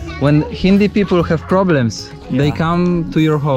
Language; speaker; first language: English; non-native, learner; Polish